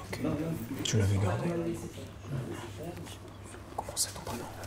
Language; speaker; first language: French; native; French